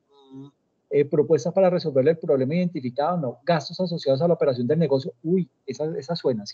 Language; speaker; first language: Spanish; native; Spanish